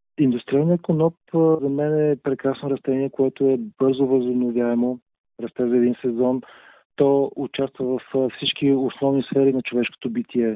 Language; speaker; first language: Bulgarian; native; Bulgarian